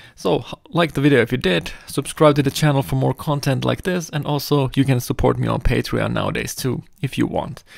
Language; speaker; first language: English; non-native, fluent; Finnish